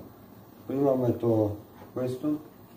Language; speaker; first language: Italian; non-native, learner; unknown